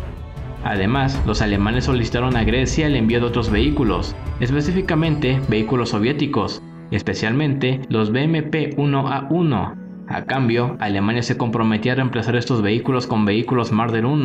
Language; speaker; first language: Spanish; native; Spanish